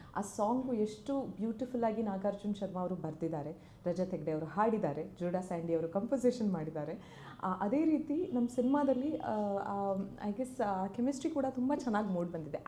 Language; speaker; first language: Kannada; native; Kannada